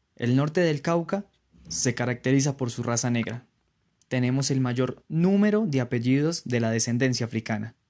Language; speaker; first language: Spanish; native; Spanish